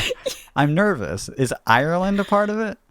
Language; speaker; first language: English; native; English